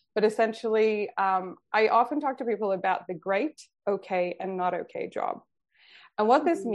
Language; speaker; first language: English; non-native, fluent; Swedish